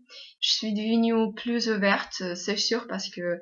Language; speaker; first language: French; non-native, fluent; Russian